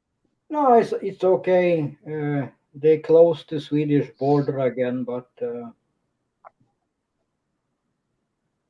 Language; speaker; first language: English; non-native, fluent; Norwegian